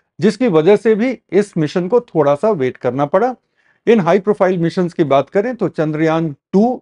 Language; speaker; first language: Hindi; native; Hindi